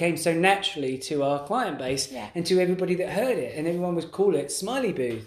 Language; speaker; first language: English; native; English